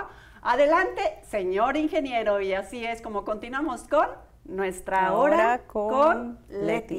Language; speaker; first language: Spanish; native; Spanish